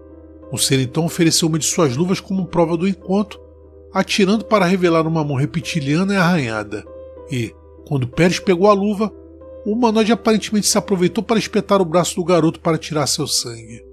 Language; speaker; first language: Portuguese; native; Portuguese